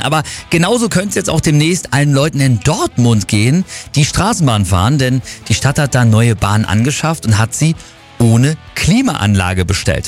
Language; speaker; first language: German; native; German